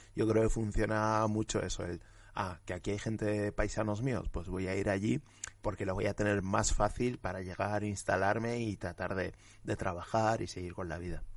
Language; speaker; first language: Spanish; early bilingual, other home language; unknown